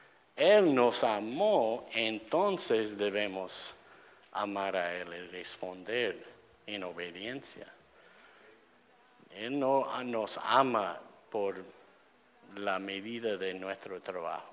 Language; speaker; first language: Spanish; non-native, fluent; English